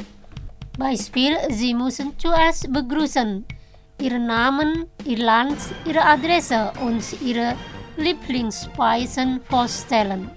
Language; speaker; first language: German; non-native, fluent; Indonesian